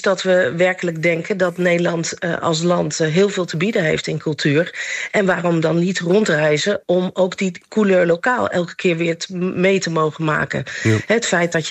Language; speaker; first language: Dutch; non-native, fluent; Nepali